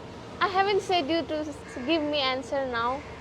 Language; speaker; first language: English; non-native, learner; Nepali